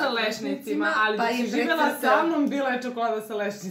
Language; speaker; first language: Croatian; native; Croatian